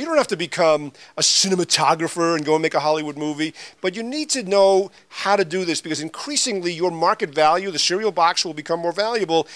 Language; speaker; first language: English; native; English